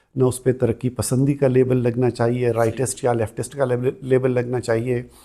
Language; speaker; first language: Urdu; non-native, local second language; Pashto